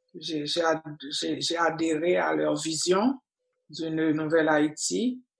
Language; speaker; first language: French; non-native, local second language; Haitian Creole